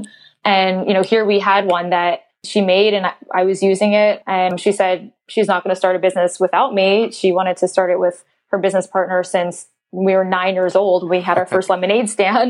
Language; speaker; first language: English; native; English